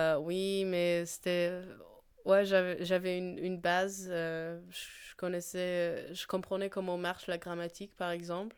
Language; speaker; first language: French; non-native, fluent; Polish